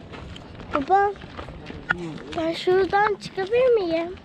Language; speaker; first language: Turkish; early bilingual, heritage; Turkish